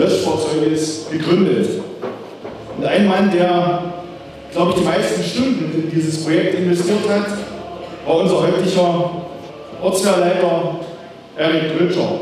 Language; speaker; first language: German; native; German